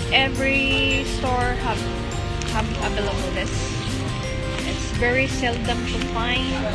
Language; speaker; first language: English; non-native, learner; Cebuano